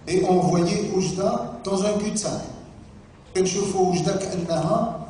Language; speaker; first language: French; non-native, local second language; Arabic